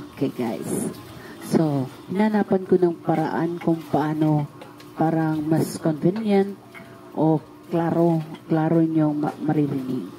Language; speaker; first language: Filipino; non-native, local second language; Cebuano